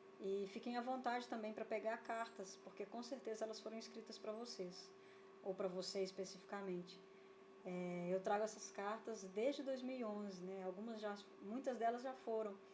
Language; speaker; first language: Portuguese; native; Portuguese